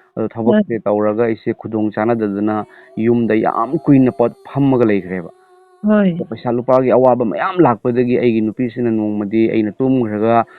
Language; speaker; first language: Manipuri; native; Manipuri